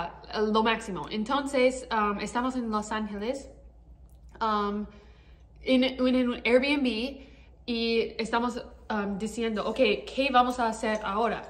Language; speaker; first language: Spanish; non-native, learner; English